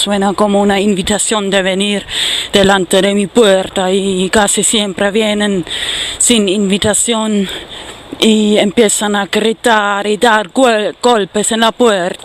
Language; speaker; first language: Spanish; non-native, fluent; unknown